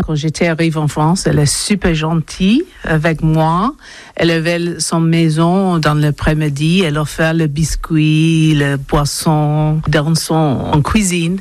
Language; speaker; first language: French; non-native, learner; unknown